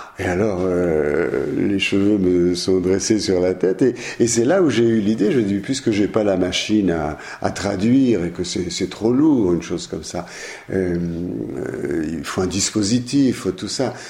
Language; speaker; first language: French; non-native, fluent; Italian